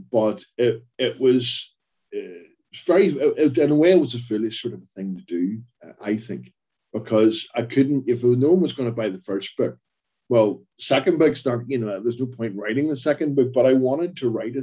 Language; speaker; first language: English; native; English